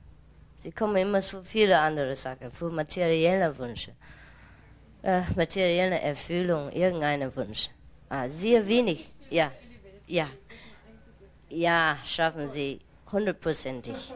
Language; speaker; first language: German; non-native, fluent; Vietnamese